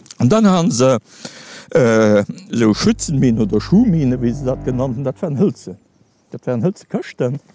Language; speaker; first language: Luxembourgish; native; Luxembourgish